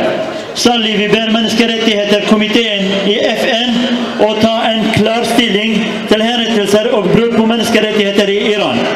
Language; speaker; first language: Norwegian; non-native, fluent; Kurdish